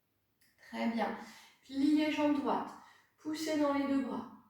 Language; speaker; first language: French; native; French